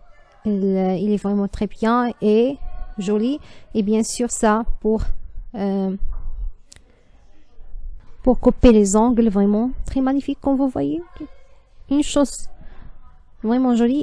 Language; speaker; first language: French; non-native, learner; Arabic